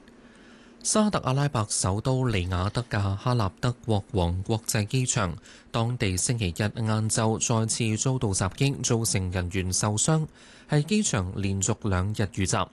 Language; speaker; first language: Chinese; non-native, local second language; Cantonese